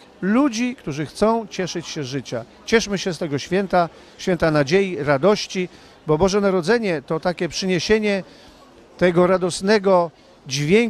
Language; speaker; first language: Polish; native; Polish